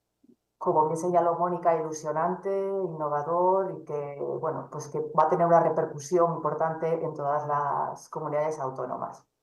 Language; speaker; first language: Spanish; native; Spanish